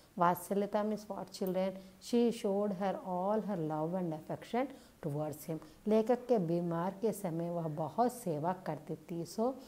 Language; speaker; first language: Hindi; non-native, local second language; Telugu